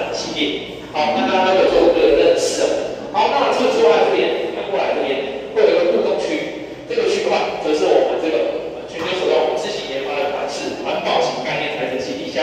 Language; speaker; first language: Chinese; native; Chinese